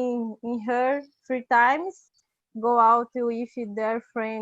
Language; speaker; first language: English; non-native, learner; Portuguese